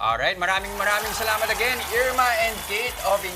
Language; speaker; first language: Filipino; native; Filipino